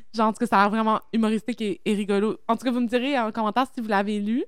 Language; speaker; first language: French; native; French